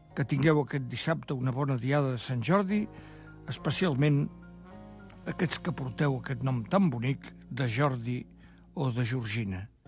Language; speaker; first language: Catalan; native; Catalan